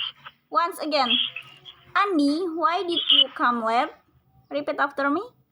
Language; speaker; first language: English; non-native, learner; Indonesian